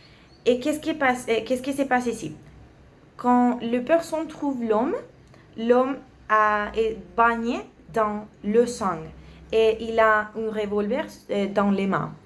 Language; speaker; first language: French; non-native, learner; Spanish